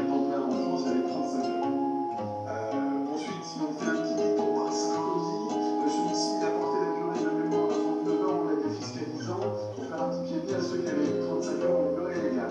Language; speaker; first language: French; native; French